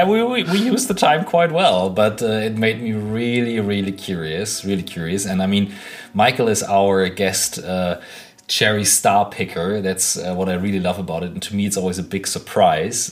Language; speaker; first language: English; non-native, fluent; German